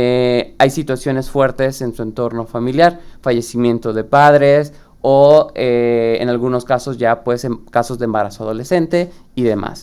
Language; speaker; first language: Spanish; native; Spanish